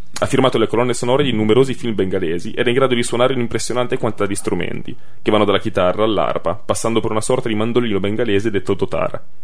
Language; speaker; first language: Italian; native; Italian